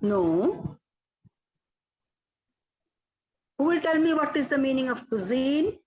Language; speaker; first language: English; non-native, local second language; Odia